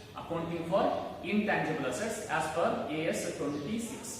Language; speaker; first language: English; non-native, local second language; Kannada